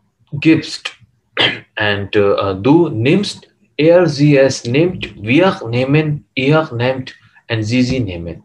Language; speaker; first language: German; non-native, learner; Urdu